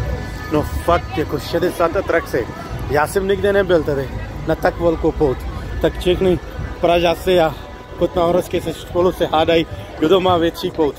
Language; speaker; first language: Czech; non-native, learner; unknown